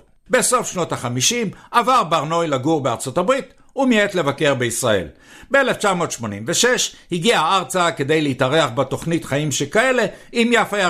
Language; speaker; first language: Hebrew; native; Hebrew